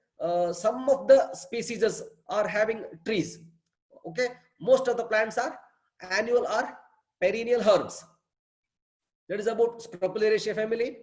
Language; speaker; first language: English; non-native, local second language; Kannada